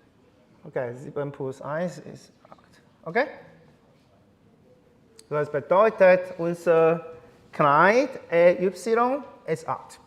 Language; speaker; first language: German; non-native, learner; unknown